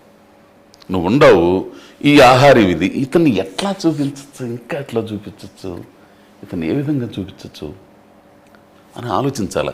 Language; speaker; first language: Telugu; native; Telugu